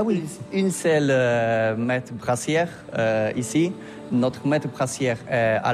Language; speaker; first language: French; non-native, learner; Polish